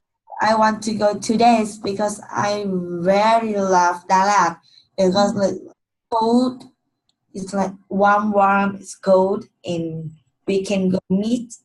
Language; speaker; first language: English; non-native, learner; Vietnamese